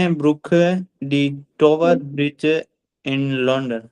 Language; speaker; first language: German; non-native, learner; Hindi